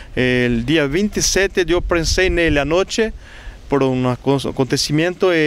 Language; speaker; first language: Spanish; non-native, learner; Portuguese